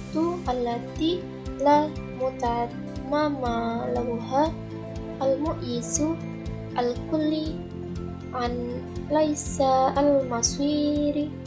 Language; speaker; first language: Arabic; non-native, learner; Indonesian